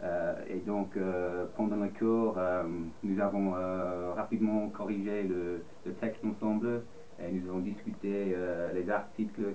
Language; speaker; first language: French; non-native, fluent; English